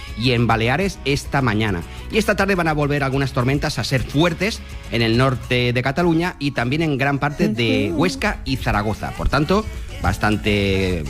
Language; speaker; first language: Spanish; native; Spanish